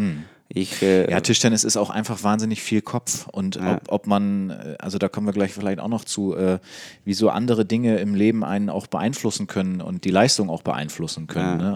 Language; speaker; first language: German; native; German